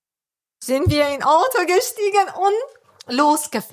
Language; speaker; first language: German; non-native, fluent; Persian